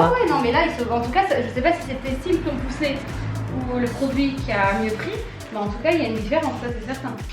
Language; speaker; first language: French; native; French